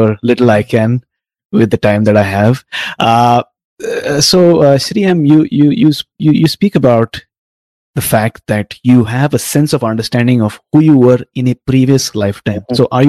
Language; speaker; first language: English; non-native, local second language; Tamil